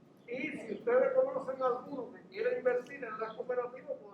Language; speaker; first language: Spanish; native; Spanish